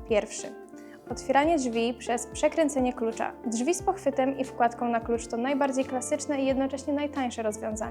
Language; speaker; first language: Polish; native; Polish